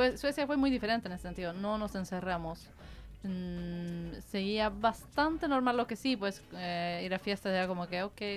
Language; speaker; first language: Spanish; non-native, fluent; Swedish